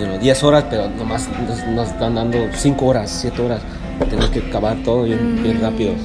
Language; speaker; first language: Spanish; early bilingual, heritage; Spanish